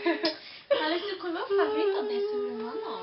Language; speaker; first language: Spanish; non-native, learner; English